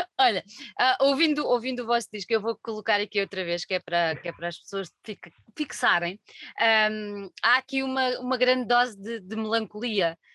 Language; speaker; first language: Portuguese; native; Portuguese